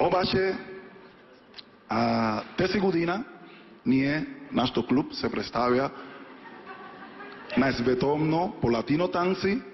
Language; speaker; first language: Bulgarian; non-native, learner; Spanish